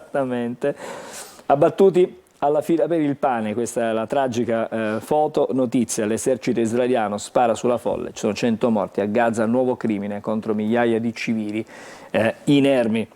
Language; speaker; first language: Italian; native; Italian